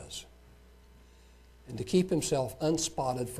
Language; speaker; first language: English; native; English